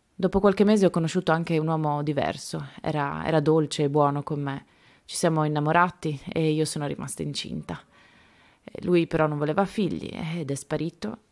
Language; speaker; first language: Italian; non-native, fluent; Spanish